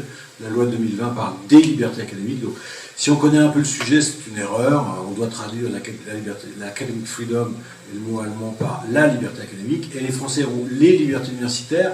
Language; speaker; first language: French; native; French